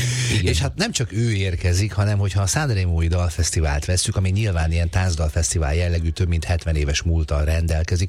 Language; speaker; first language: Hungarian; native; Hungarian